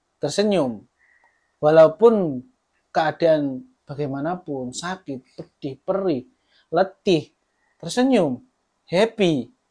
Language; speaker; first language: Indonesian; non-native, local second language; Javanese